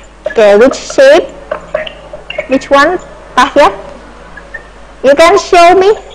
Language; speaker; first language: English; non-native, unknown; Indonesian